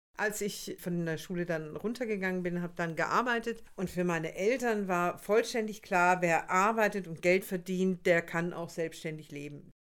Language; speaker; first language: German; native; German